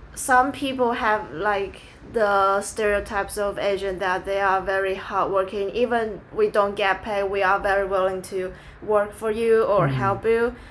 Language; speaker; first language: English; non-native, fluent; Chinese